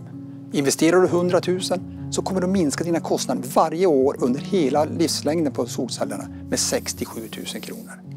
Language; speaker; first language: Swedish; native; Swedish